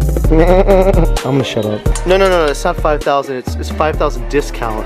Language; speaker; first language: English; native; English